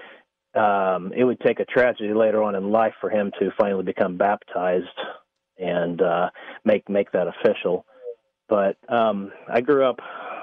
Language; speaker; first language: English; native; English